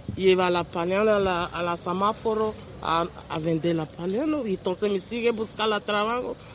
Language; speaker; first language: Spanish; non-native, learner; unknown